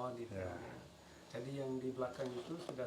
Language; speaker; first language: Indonesian; non-native, fluent; English